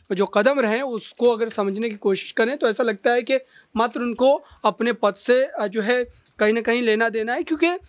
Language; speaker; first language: Hindi; native; Hindi